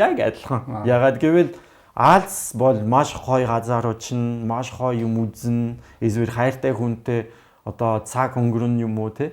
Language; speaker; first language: Mongolian; non-native, fluent; French